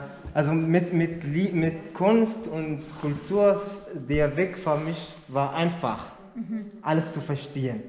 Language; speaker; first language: German; non-native, learner; Arabic